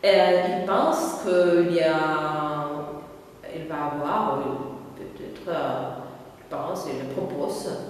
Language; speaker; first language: French; non-native, fluent; Catalan